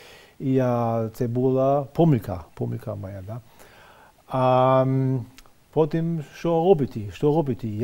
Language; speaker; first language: Ukrainian; non-native, fluent; German